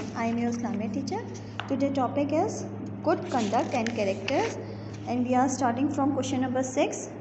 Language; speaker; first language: English; non-native, local second language; Urdu